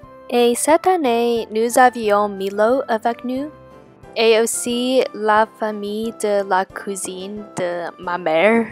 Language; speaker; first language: French; non-native, learner; English